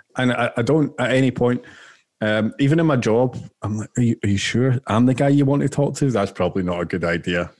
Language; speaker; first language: English; native; English